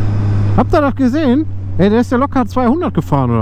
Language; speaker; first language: German; native; German